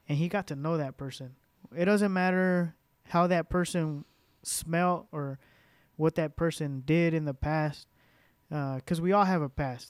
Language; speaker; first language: English; early bilingual, other home language; Spanish